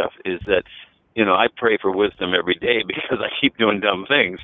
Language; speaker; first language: English; native; English